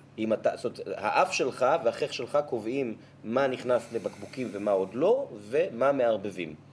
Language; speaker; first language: Hebrew; native; Hebrew